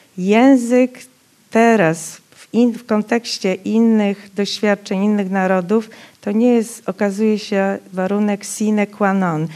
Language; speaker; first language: Polish; non-native, local second language; Rusyn